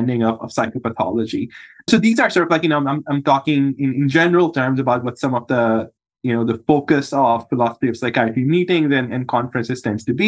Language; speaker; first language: English; non-native, local second language; Urdu